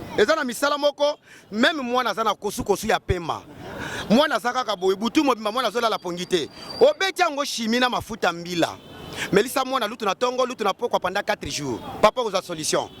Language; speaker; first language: Lingala; non-native, local second language; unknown